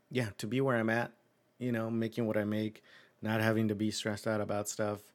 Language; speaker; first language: English; early bilingual, other home language; Spanish